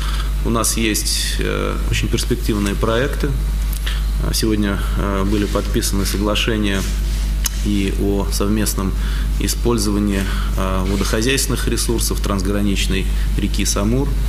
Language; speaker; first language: Russian; native; Russian